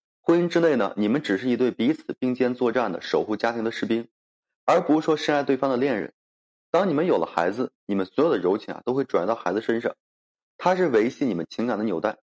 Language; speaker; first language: Chinese; native; Chinese